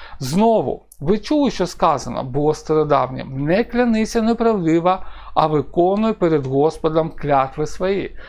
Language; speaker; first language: Ukrainian; non-native, local second language; Russian